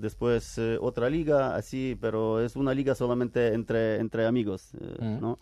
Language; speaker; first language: Spanish; non-native, fluent; Ukrainian